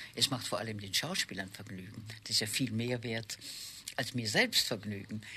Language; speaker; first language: German; native; German